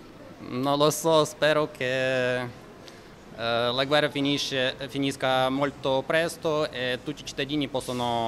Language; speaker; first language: Italian; non-native, fluent; Ukrainian